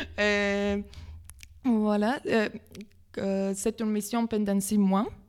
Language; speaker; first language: French; non-native, learner; Latvian